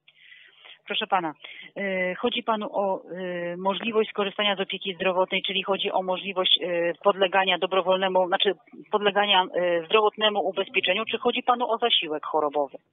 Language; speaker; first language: Polish; native; Polish